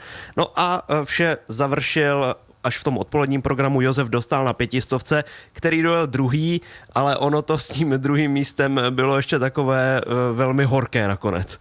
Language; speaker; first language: Czech; native; Czech